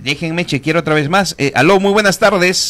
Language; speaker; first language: Spanish; native; Spanish